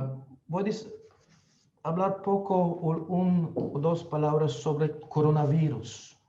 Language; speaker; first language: Spanish; non-native, fluent; Slovenian